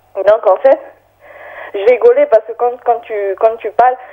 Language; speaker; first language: French; native; French